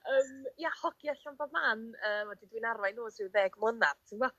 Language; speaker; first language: Welsh; native; Welsh